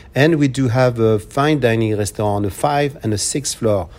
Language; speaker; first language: English; non-native, fluent; French